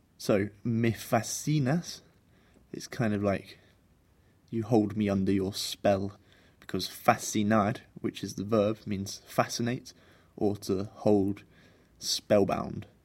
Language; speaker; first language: English; native; English